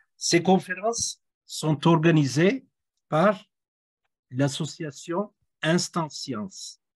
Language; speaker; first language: French; native; French